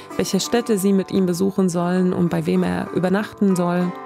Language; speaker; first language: German; early bilingual, other home language; Swedish